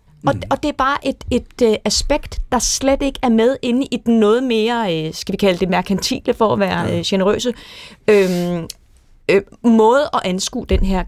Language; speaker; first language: Danish; native; Danish